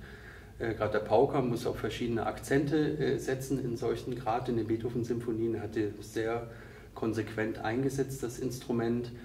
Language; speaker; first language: German; native; German